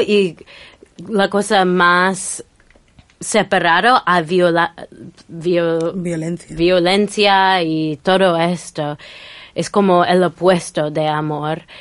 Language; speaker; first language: Spanish; non-native, fluent; English